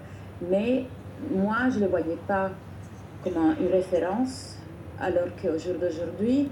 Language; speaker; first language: French; non-native, fluent; Italian